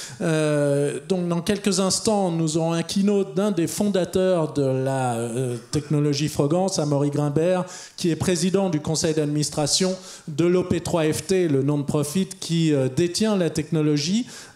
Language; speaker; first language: French; native; French